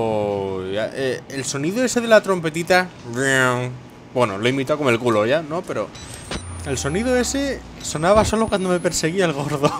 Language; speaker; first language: Spanish; native; Spanish